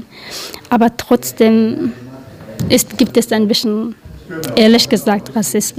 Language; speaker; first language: German; non-native, learner; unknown